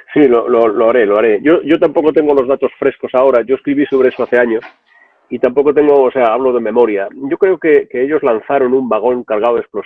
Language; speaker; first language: Spanish; native; Spanish